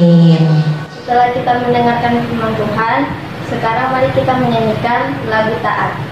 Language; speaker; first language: Indonesian; native; Indonesian